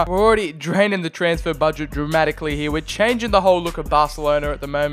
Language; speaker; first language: English; native; English